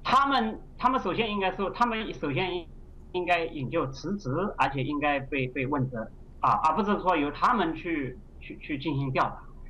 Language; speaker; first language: Chinese; native; Chinese